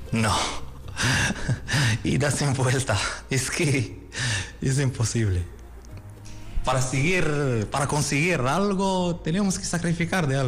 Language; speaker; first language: Spanish; non-native, learner; Arabic